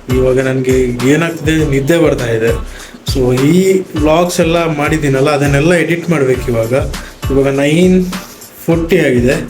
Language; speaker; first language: Kannada; non-native, local second language; Tulu